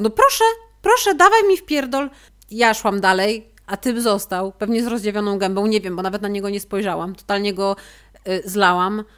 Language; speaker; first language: Polish; native; Polish